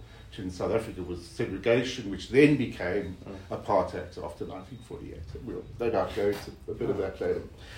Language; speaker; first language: English; native; English